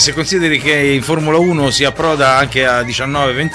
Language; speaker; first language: Italian; native; Italian